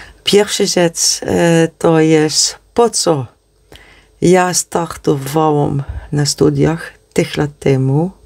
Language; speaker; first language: Polish; non-native, learner; Dutch